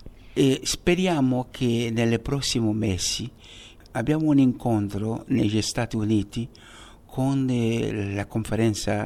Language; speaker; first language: Italian; non-native, fluent; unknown